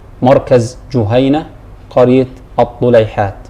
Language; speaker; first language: Arabic; native; Arabic